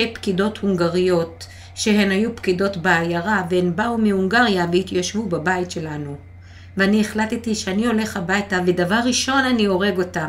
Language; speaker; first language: Hebrew; non-native, fluent; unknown